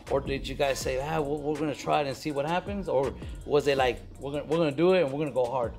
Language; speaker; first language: English; early bilingual, other home language; Spanish